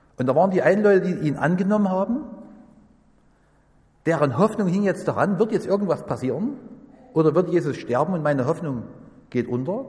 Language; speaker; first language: German; native; German